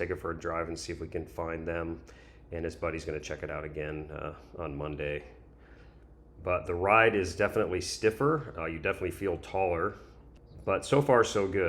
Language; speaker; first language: English; native; English